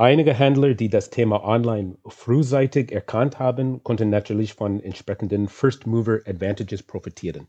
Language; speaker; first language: German; non-native, fluent; English